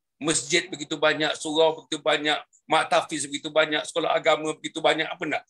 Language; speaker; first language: Malay; native; Malay